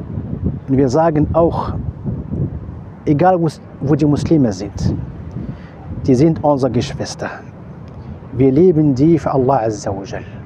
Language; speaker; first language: German; non-native, fluent; Arabic